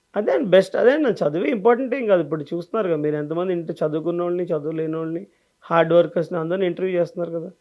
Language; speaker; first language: Telugu; native; Telugu